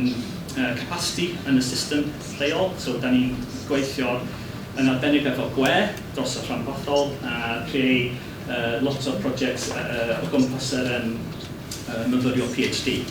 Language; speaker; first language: Welsh; non-native, learner; English